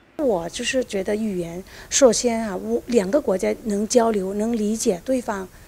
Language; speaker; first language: Chinese; non-native, fluent; Thai